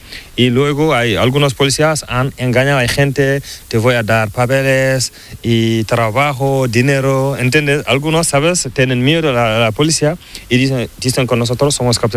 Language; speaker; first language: Spanish; non-native, learner; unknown